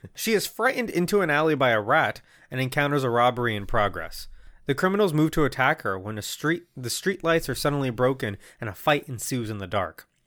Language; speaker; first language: English; non-native, fluent; Spanish